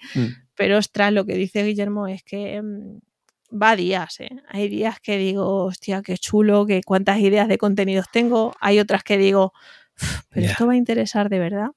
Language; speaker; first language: Spanish; native; Spanish